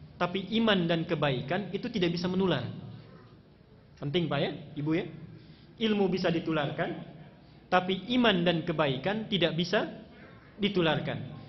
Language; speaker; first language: Indonesian; native; Indonesian